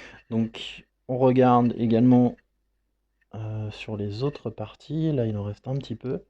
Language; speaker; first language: French; native; French